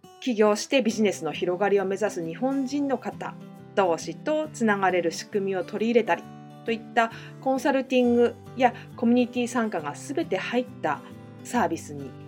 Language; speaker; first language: Japanese; native; Japanese